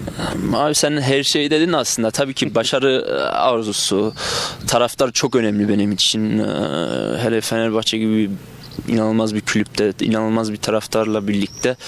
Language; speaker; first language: Turkish; early bilingual, other home language; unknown